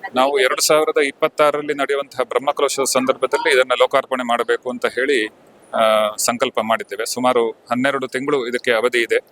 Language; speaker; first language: Kannada; native; Kannada